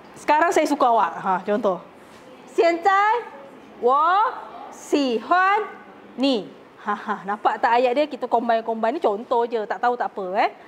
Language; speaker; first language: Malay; native; Malay